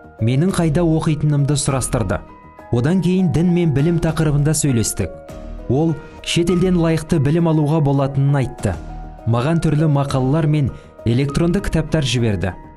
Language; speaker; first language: Kazakh; native; Kazakh